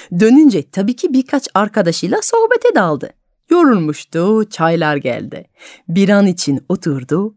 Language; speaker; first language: Turkish; non-native, fluent; French